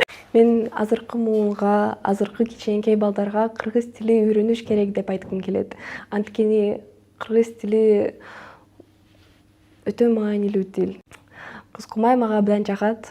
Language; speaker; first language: Kyrgyz; non-native, local second language; Russian